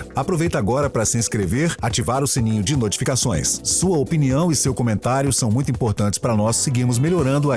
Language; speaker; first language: Portuguese; native; Portuguese